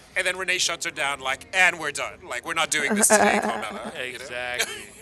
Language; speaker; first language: English; native; English